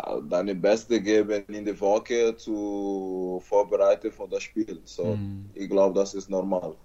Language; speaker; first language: German; non-native, learner; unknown